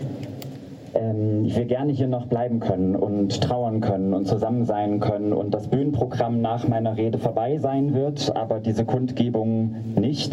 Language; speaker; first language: German; native; German